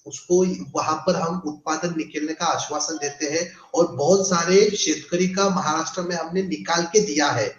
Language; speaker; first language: Hindi; non-native, local second language; Marathi